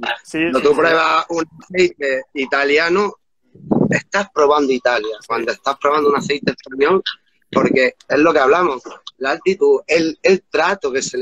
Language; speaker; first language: Spanish; native; Spanish